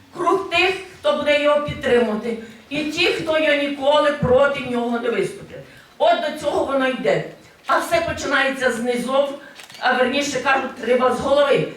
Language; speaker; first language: Ukrainian; native; Ukrainian